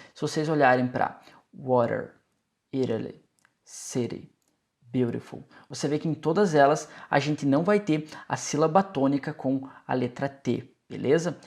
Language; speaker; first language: Portuguese; native; Portuguese